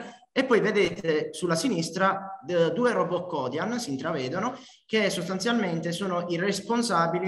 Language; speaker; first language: Italian; native; Italian